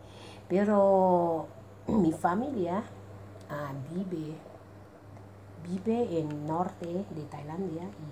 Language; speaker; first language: Spanish; non-native, learner; Thai